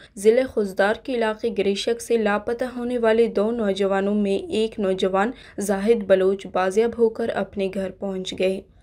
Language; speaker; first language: Urdu; non-native, local second language; Baluchi